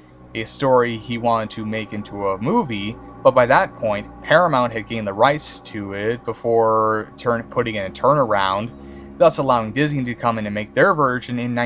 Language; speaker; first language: English; native; English